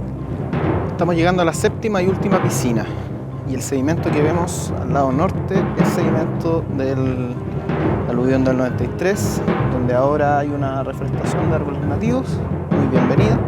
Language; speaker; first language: Spanish; native; Spanish